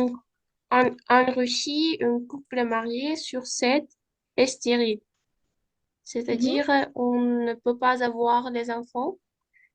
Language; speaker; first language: French; non-native, fluent; Uzbek